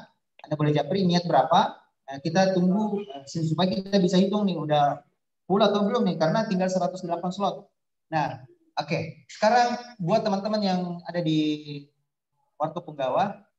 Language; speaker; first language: Indonesian; native; Indonesian